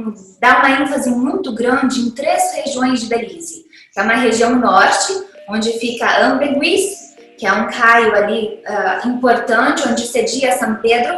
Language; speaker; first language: Portuguese; native; Portuguese